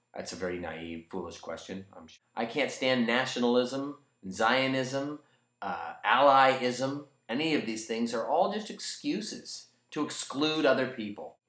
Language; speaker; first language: English; native; English